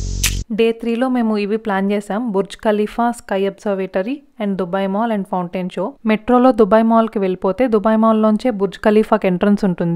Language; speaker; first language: Telugu; native; Telugu